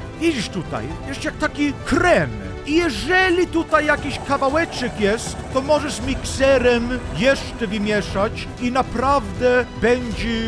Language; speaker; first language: Polish; non-native, learner; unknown